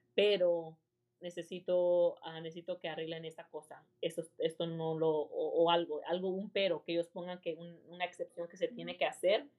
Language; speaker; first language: Spanish; early bilingual, heritage; Spanish